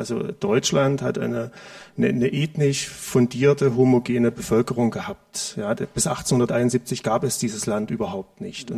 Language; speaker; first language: German; native; German